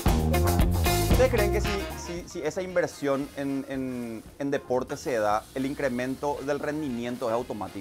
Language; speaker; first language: Spanish; native; Spanish